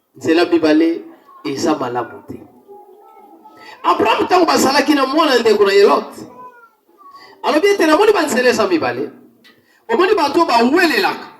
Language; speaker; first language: Lingala; native; Lingala